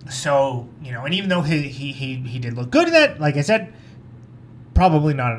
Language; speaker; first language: English; native; English